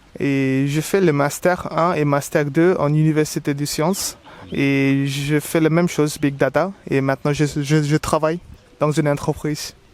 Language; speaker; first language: French; non-native, learner; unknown